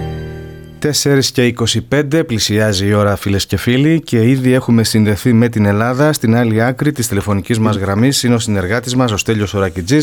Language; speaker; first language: Greek; native; Greek